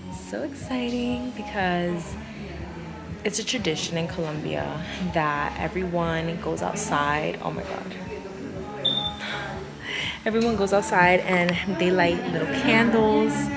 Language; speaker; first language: English; early bilingual, other home language; Spanish